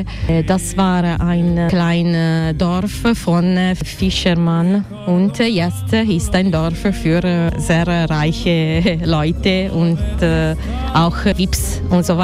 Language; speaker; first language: German; non-native, learner; Italian